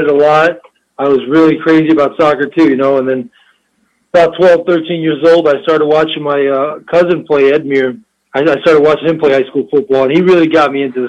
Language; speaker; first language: English; early bilingual, other home language; Albanian